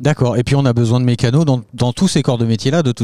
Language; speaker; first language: French; native; French